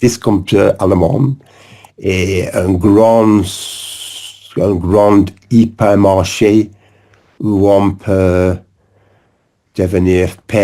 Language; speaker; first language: French; non-native, learner; English